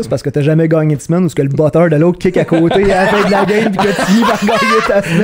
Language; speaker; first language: French; native; French